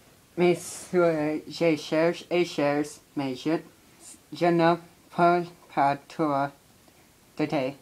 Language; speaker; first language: French; non-native, learner; English